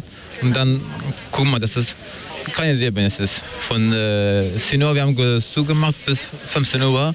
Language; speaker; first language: German; non-native, learner; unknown